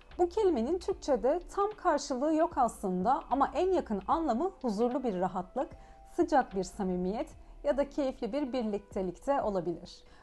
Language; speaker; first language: Turkish; early bilingual, heritage; Turkish